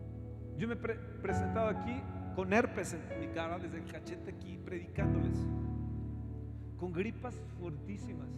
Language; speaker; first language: Spanish; native; Spanish